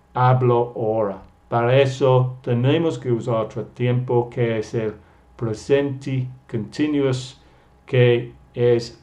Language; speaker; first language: Spanish; non-native, fluent; English